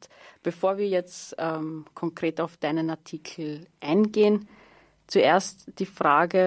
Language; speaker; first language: German; native; German